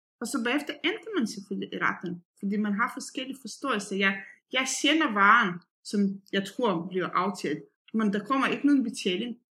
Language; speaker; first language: Danish; non-native, fluent; Russian